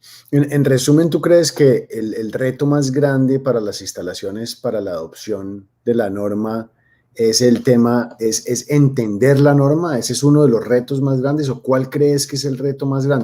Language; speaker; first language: Spanish; native; Spanish